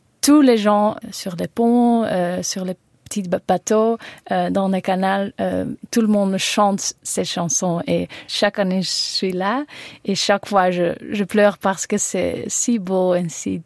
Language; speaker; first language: French; non-native, learner; Dutch